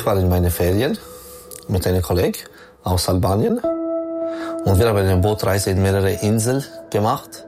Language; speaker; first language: German; non-native, local second language; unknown